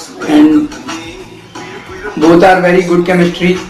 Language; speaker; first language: English; non-native, learner; Hindi